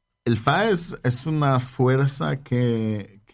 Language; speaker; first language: Spanish; non-native, fluent; Polish